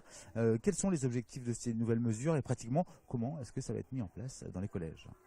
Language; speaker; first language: French; native; French